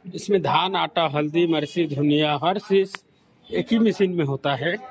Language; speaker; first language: Hindi; non-native, local second language; Bangla